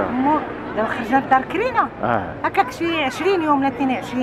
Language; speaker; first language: Arabic; native; Arabic